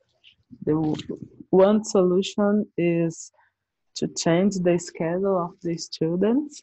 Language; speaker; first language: English; non-native, learner; Portuguese